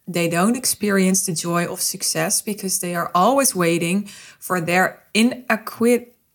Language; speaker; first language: English; non-native, fluent; Dutch